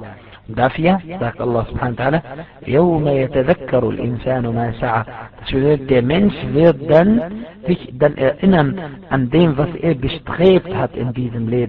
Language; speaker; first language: German; non-native, fluent; Arabic